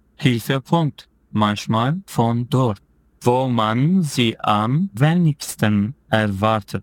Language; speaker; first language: German; non-native, fluent; Turkish